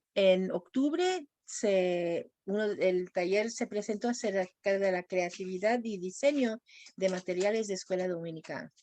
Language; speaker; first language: Spanish; non-native, fluent; English